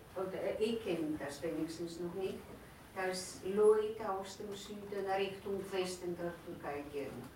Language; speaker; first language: German; non-native, fluent; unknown